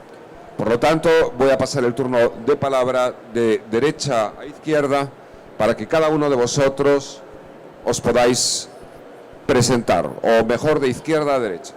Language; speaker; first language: Spanish; native; Spanish